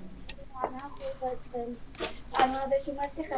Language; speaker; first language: Persian; non-native, learner; Urdu